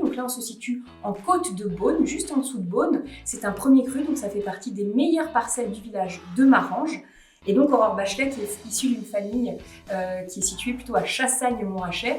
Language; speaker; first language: French; native; French